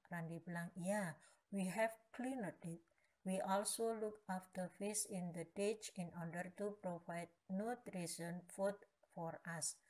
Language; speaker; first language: English; non-native, learner; Indonesian